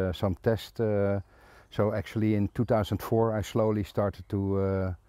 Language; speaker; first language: English; non-native, fluent; Dutch